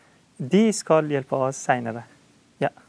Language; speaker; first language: Norwegian; non-native, learner; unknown